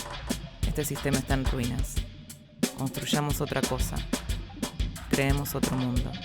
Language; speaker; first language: Spanish; native; Spanish